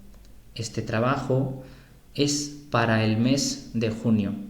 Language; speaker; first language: Spanish; non-native, fluent; Urdu